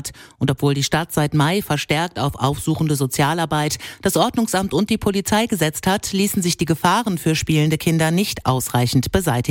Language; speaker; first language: German; native; German